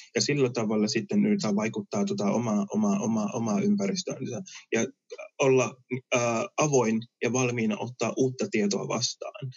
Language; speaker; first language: Finnish; early bilingual, other home language; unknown